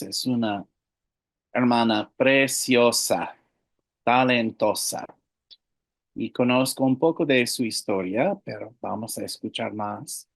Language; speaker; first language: Spanish; non-native, fluent; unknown